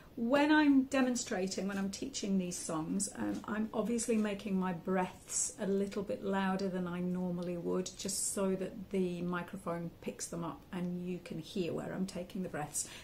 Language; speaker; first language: English; native; English